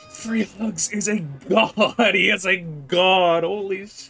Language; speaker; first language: English; native; English